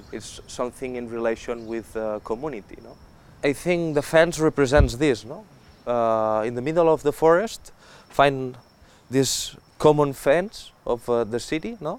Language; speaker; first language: English; non-native, fluent; Spanish